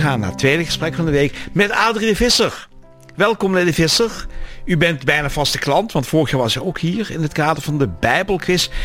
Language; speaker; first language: Dutch; native; Dutch